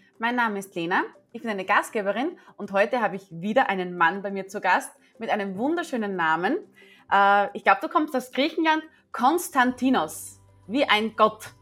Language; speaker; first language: German; native; German